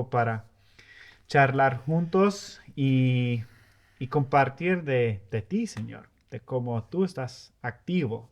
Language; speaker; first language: Spanish; non-native, fluent; English